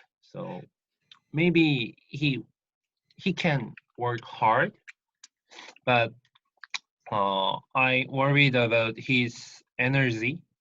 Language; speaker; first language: English; non-native, learner; Korean